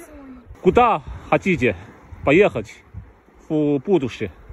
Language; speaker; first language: Russian; non-native, learner; Chinese